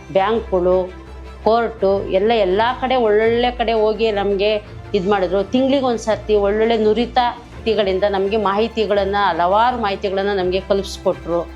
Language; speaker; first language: Kannada; native; Kannada